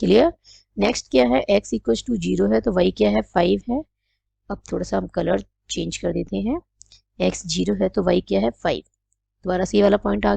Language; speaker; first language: Hindi; native; Hindi